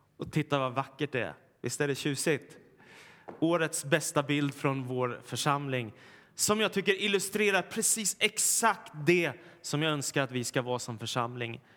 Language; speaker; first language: Swedish; native; Swedish